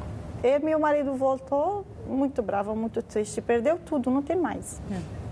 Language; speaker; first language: Portuguese; non-native, learner; Arabic